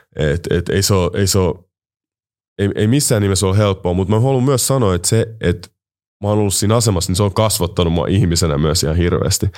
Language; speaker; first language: Finnish; native; Finnish